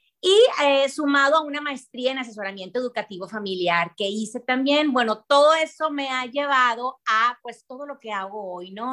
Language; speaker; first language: Spanish; native; Spanish